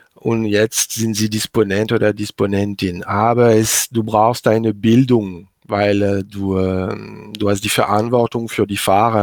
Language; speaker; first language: German; non-native, learner; French